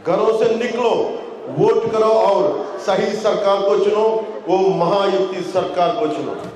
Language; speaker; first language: Hindi; non-native, local second language; Telugu